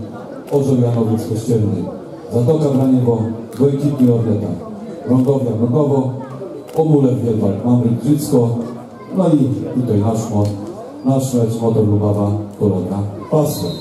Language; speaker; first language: Polish; native; Polish